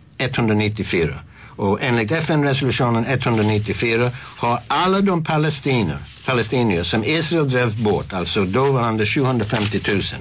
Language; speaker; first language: Swedish; non-native, fluent; English